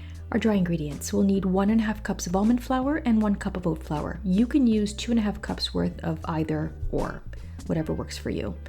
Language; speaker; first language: English; native; English